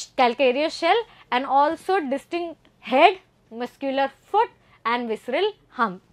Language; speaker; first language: Hindi; native; Hindi